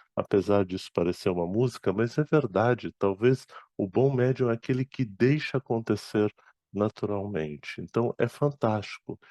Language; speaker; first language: Portuguese; non-native, fluent; Arabic